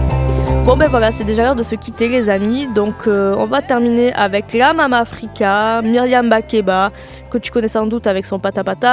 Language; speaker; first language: French; native; French